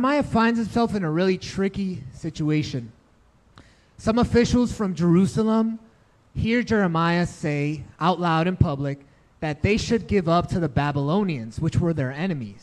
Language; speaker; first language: English; native; English